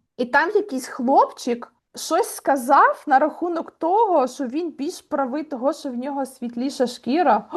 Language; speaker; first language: Ukrainian; native; Ukrainian